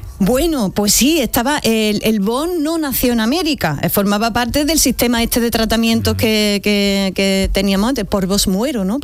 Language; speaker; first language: Spanish; native; Spanish